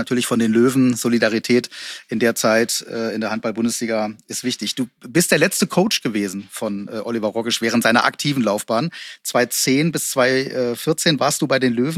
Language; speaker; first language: German; native; German